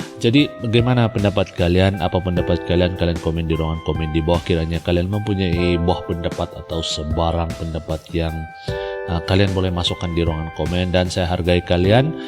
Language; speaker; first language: Malay; native; Malay